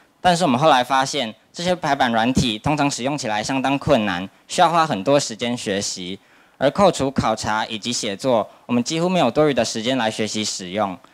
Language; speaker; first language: Chinese; native; Chinese